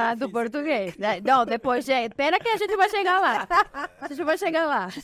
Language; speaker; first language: Portuguese; non-native, fluent; Spanish